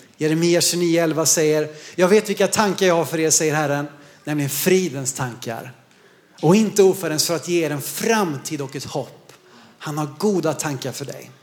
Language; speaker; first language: Swedish; native; Swedish